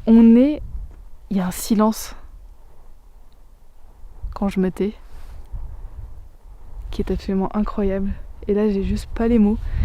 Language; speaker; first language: French; native; French